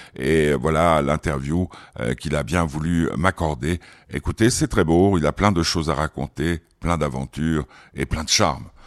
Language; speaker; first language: French; native; French